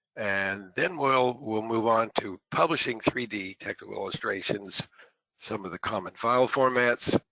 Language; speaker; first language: English; native; English